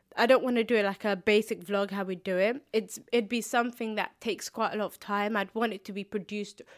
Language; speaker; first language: English; early bilingual, other home language; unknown